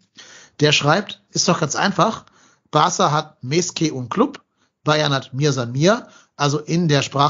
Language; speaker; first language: German; native; German